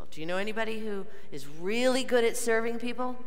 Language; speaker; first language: English; native; English